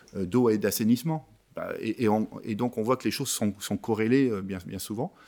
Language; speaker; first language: French; native; French